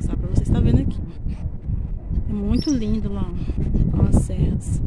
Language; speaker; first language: Portuguese; native; Portuguese